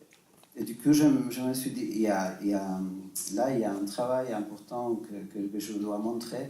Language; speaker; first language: French; non-native, fluent; Spanish